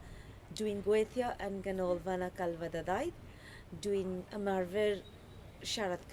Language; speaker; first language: Welsh; non-native, learner; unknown